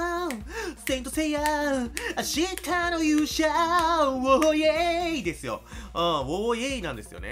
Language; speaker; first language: Japanese; native; Japanese